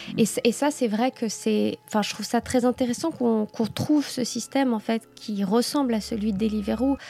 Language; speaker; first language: French; native; French